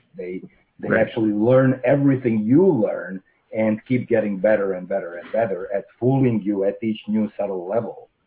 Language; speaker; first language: English; non-native, fluent; Russian